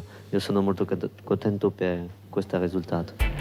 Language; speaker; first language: Italian; non-native, fluent; French